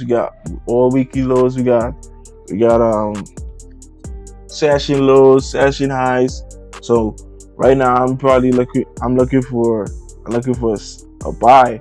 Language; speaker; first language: English; native; English